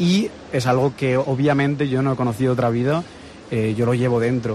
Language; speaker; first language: Spanish; native; Spanish